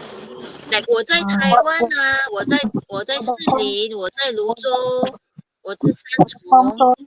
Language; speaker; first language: Chinese; non-native, fluent; Filipino